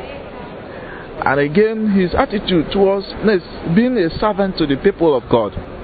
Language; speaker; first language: English; non-native, local second language; Igbo